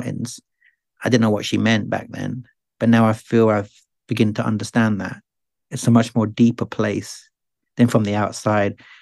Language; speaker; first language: English; native; English